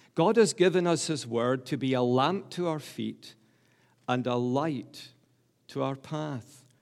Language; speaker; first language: English; native; English